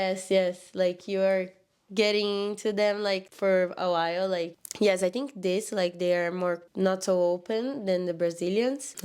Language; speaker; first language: English; non-native, learner; Portuguese